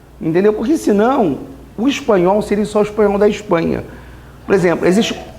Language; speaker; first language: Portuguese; native; Portuguese